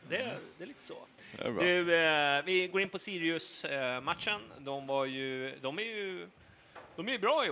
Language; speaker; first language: Swedish; native; Swedish